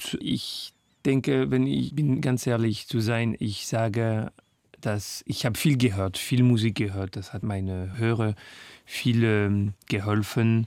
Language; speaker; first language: German; non-native, fluent; French